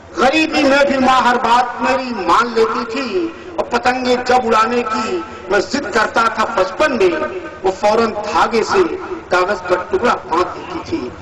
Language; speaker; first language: Urdu; native; Urdu